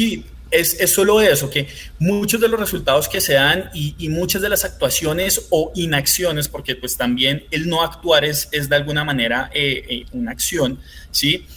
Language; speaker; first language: Spanish; native; Spanish